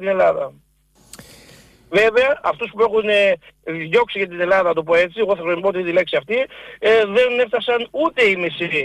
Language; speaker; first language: Greek; native; Greek